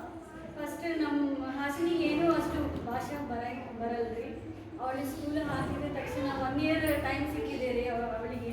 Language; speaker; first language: Kannada; non-native, learner; Telugu